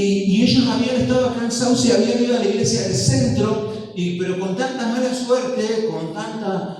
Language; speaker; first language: Spanish; native; Spanish